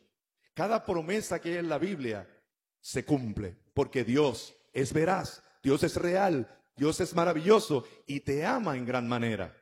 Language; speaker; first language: Spanish; native; Spanish